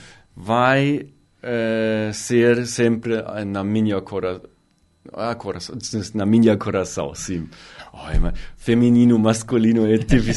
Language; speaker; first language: Portuguese; non-native, learner; German